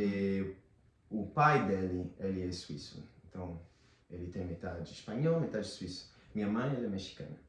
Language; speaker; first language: Portuguese; non-native, fluent; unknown